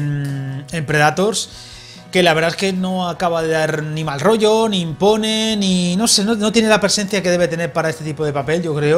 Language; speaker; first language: Spanish; native; Spanish